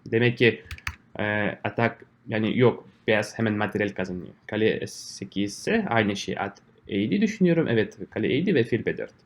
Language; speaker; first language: Turkish; non-native, fluent; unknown